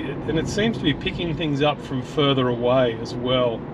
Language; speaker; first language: English; native; English